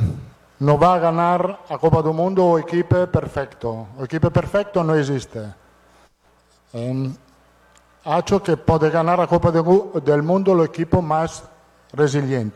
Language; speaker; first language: Portuguese; non-native, fluent; Italian